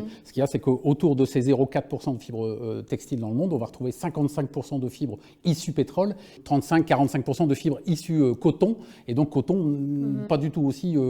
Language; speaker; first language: French; native; French